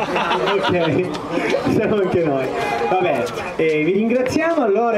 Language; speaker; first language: Italian; native; Italian